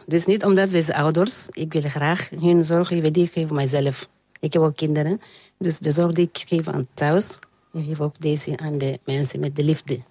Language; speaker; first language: Dutch; non-native, learner; French